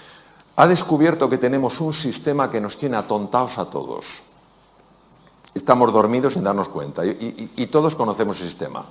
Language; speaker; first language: Spanish; native; Spanish